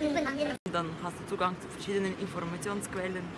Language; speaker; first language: German; non-native, fluent; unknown